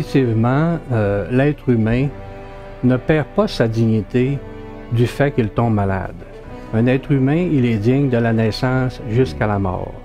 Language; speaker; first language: French; native; French